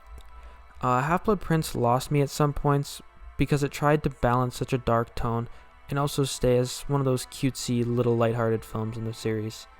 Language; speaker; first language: English; native; English